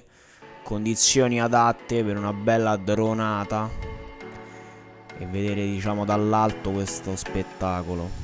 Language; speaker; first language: Italian; native; Italian